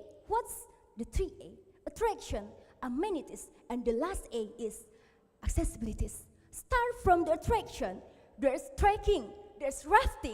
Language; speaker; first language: English; non-native, learner; Indonesian